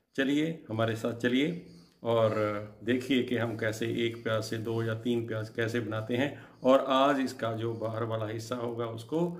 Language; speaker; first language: Hindi; non-native, local second language; Punjabi